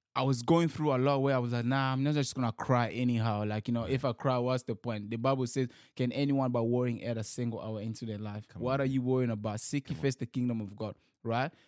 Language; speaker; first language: English; early bilingual, other home language; Lingala